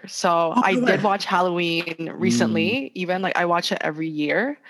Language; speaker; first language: English; non-native, local second language; Hiligaynon